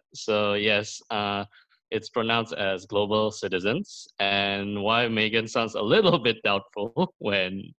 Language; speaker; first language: English; early bilingual, other home language; Indonesian